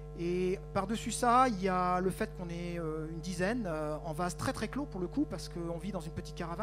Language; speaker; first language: French; native; French